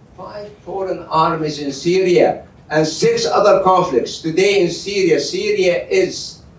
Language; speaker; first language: English; non-native, fluent; Arabic